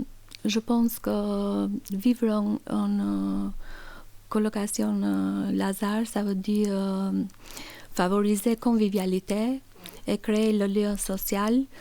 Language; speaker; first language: French; non-native, learner; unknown